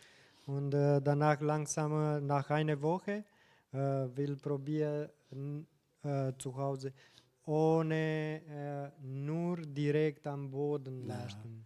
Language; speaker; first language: German; non-native, learner; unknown